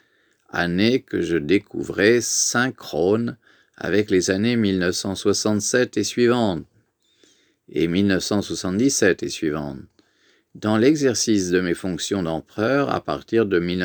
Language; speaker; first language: French; native; French